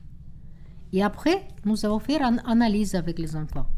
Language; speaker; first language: French; non-native, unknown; Russian